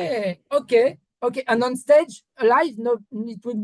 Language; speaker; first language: English; non-native, learner; French